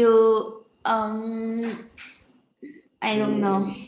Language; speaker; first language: English; non-native, learner; Vietnamese